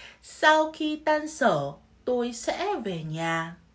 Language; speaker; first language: Vietnamese; non-native, fluent; Korean